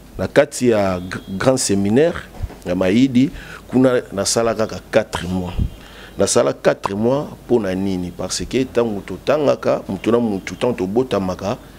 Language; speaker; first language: Lingala; non-native, local second language; Kongo